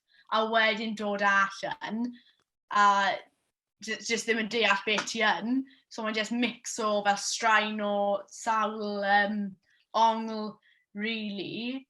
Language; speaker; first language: Welsh; non-native, local second language; English